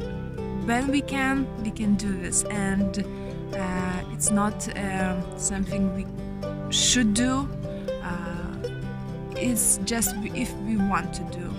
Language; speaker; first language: English; non-native, learner; Lithuanian